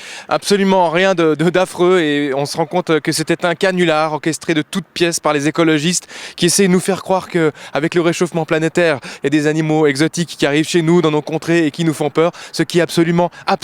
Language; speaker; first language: French; native; French